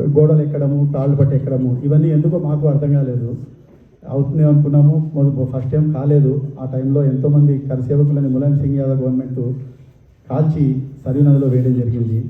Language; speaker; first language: Telugu; native; Telugu